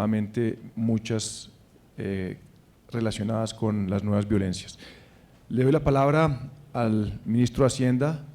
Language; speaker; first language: Spanish; native; Spanish